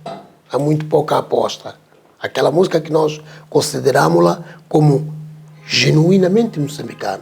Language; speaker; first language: Portuguese; non-native, local second language; Tsonga